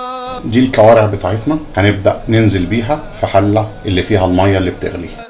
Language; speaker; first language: Arabic; native; Arabic